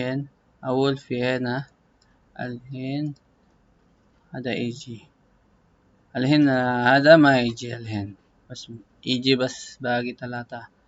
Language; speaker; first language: Arabic; non-native, learner; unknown